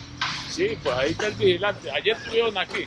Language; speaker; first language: Spanish; native; Spanish